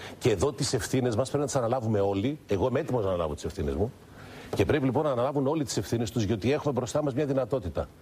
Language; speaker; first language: Greek; native; Greek